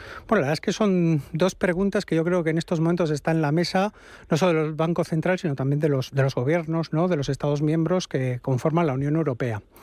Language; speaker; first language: Spanish; native; Spanish